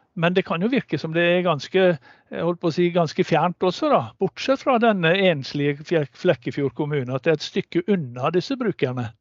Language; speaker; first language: Norwegian; native; Norwegian